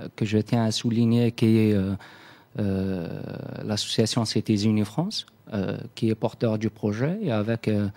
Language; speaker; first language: French; non-native, local second language; Kabyle